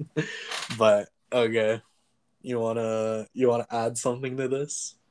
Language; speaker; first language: English; early bilingual, other home language; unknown